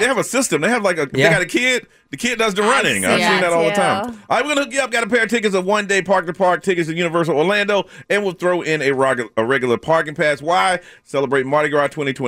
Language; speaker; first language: English; native; English